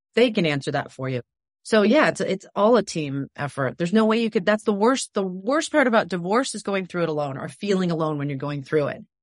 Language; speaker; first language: English; native; English